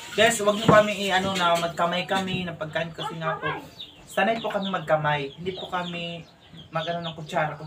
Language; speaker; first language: Filipino; non-native, local second language; Cebuano